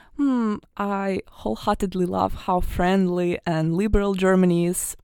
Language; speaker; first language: English; non-native, fluent; Russian